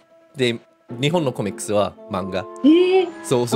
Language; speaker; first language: Japanese; non-native, fluent; English